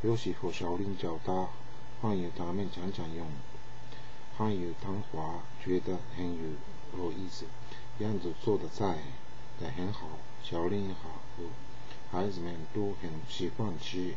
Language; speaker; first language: Chinese; non-native, learner; Japanese